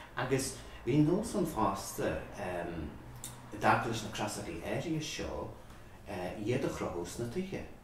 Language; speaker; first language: Irish; native; Irish